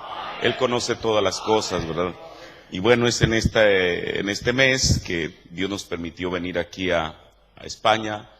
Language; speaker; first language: Spanish; native; Spanish